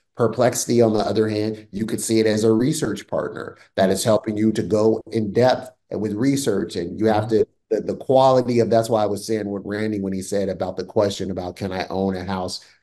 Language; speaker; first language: English; native; English